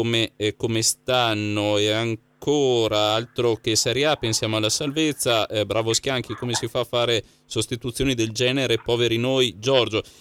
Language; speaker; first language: Italian; native; Italian